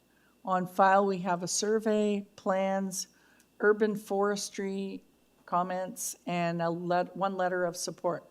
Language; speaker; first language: English; native; English